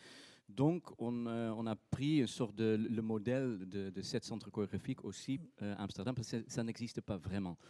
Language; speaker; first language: French; non-native, fluent; Dutch